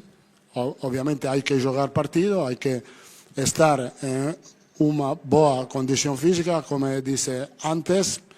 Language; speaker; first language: Portuguese; non-native, learner; Italian